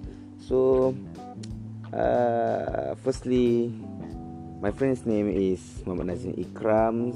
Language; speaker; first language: English; non-native, learner; Malay